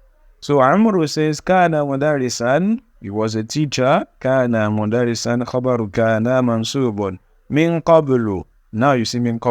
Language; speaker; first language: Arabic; non-native, fluent; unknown